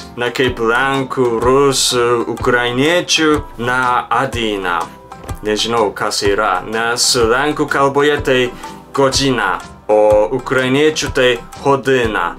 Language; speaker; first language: Lithuanian; non-native, fluent; Japanese